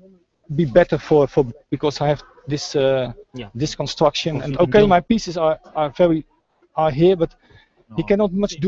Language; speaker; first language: English; non-native, fluent; Dutch